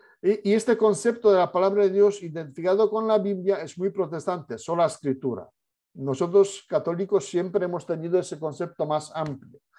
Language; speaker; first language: Spanish; non-native, fluent; Polish